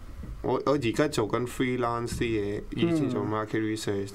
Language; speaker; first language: Cantonese; early bilingual, other home language; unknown